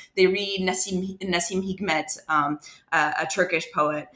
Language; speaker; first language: English; non-native, fluent; French